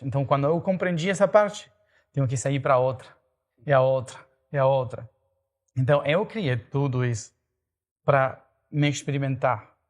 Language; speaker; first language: Portuguese; non-native, fluent; Spanish